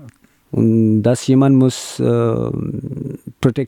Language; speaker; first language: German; non-native, learner; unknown